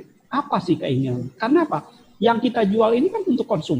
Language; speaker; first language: Indonesian; native; Indonesian